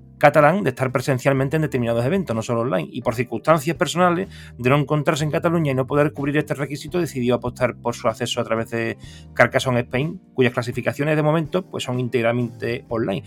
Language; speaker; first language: Spanish; native; Spanish